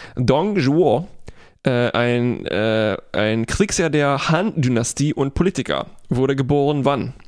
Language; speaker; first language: German; non-native, fluent; Polish